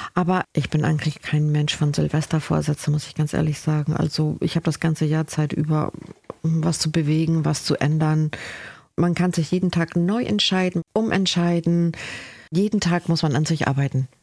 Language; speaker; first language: German; early bilingual, other home language; Spanish